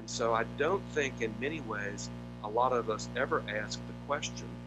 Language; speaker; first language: English; native; English